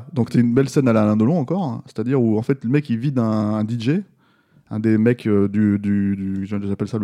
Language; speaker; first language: French; native; French